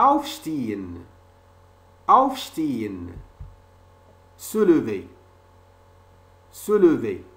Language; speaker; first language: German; non-native, fluent; French